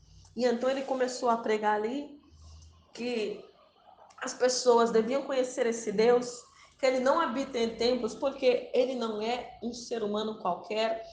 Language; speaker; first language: Portuguese; native; Portuguese